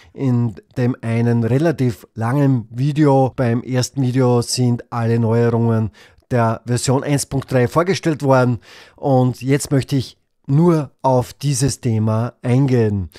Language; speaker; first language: German; native; German